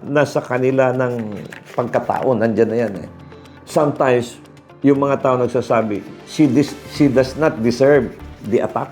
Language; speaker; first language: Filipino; non-native, local second language; Cebuano